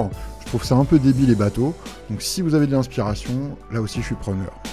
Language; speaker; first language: French; native; French